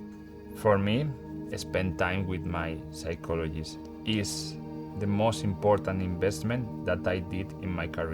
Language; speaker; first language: English; non-native, fluent; Spanish